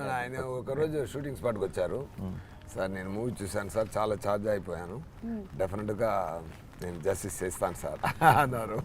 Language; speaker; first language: Telugu; non-native, fluent; Tamil